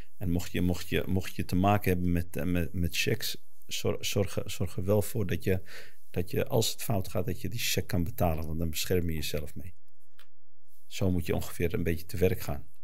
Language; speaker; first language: Dutch; early bilingual, other home language; Arabic